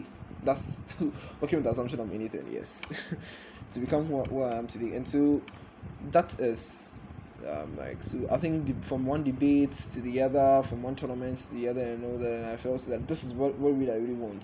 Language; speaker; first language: English; non-native, local second language; Akan